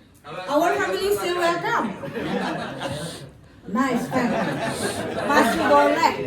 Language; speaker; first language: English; non-native, learner; Indonesian